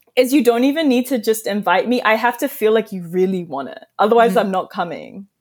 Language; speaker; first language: English; native; English